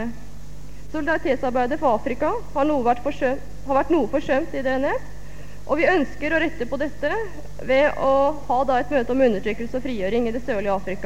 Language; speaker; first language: Norwegian; native; Norwegian